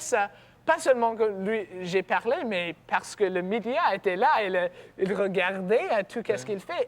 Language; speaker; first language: French; non-native, learner; English